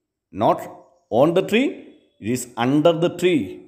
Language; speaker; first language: English; non-native, local second language; Malayalam